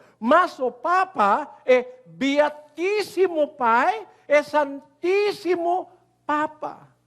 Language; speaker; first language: Portuguese; non-native, learner; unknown